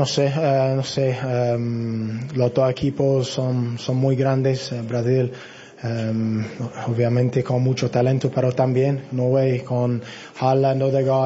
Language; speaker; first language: Spanish; non-native, learner; English